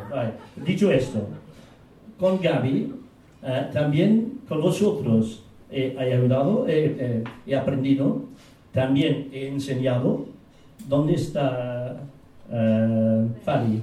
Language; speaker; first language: Spanish; non-native, fluent; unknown